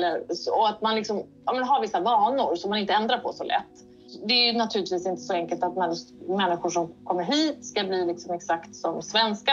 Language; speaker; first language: Swedish; native; Swedish